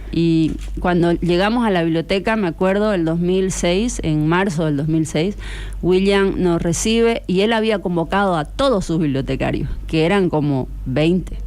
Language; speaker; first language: Spanish; native; Spanish